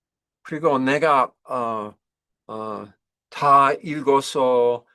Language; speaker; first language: Korean; non-native, learner; English